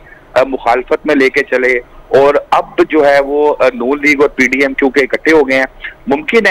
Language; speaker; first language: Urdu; non-native, local second language; Punjabi